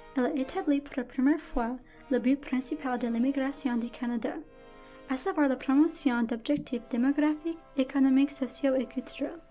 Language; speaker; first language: French; non-native, local second language; English